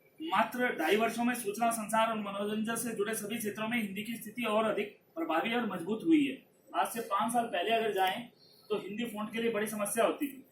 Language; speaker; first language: Hindi; non-native, local second language; Punjabi